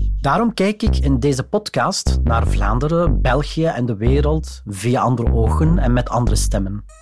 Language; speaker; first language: Dutch; non-native, fluent; Arabic